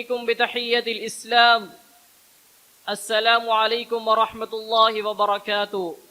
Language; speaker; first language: Arabic; non-native, learner; Urdu